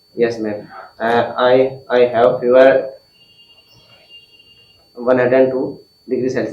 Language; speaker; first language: English; non-native, learner; Hindi